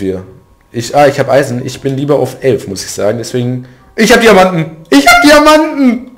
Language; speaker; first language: German; native; German